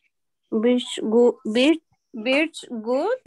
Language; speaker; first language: English; non-native, learner; Spanish